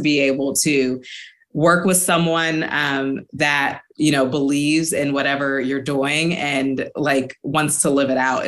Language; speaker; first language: English; native; English